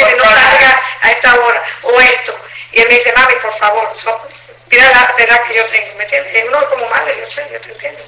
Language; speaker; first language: Spanish; native; Spanish